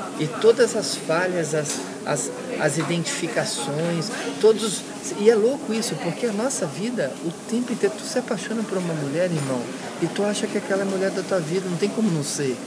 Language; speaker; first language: Portuguese; early bilingual, heritage; Portuguese